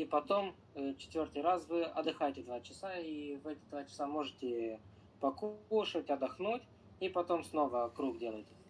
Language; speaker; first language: Russian; non-native, local second language; Romanian